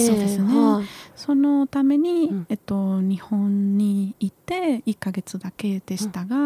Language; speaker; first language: Japanese; non-native, learner; Spanish